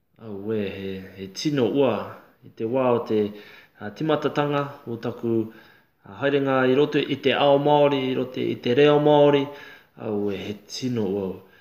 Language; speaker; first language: Māori; non-native, learner; English